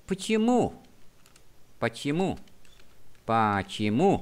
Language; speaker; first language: Russian; non-native, fluent; Vietnamese